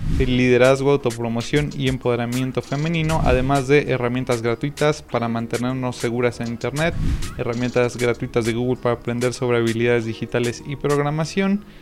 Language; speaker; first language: Spanish; native; Spanish